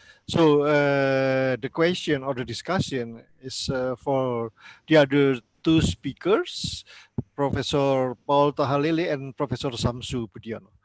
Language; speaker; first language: English; non-native, learner; Indonesian